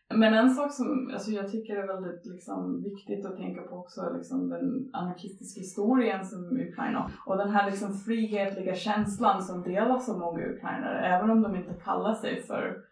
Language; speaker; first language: Swedish; non-native, fluent; English